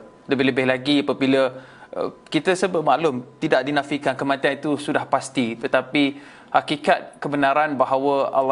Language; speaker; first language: Malay; native; Malay